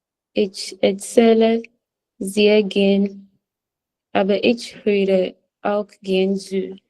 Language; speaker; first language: German; non-native, learner; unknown